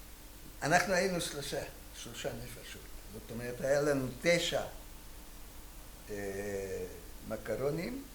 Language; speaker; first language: Hebrew; non-native, fluent; Hungarian